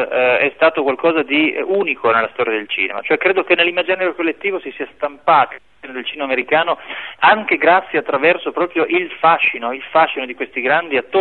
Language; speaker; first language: Italian; native; Italian